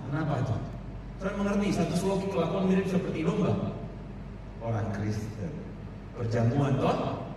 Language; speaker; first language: Indonesian; native; Indonesian